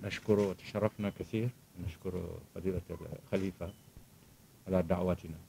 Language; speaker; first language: Arabic; non-native, fluent; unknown